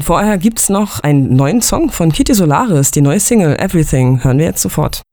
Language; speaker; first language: German; native; German